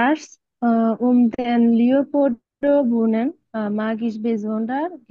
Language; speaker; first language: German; non-native, learner; Bangla